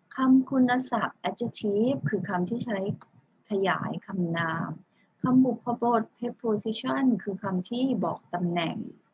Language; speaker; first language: Thai; native; Thai